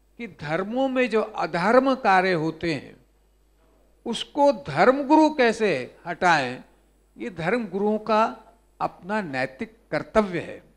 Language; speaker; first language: Hindi; native; Hindi